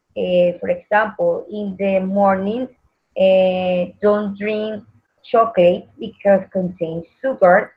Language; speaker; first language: English; non-native, learner; Spanish